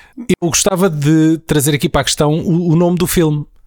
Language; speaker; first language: Portuguese; native; Portuguese